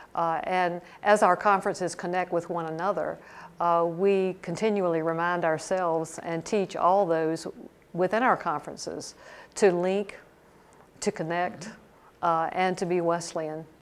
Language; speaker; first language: English; native; English